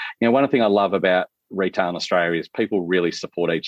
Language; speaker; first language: English; native; English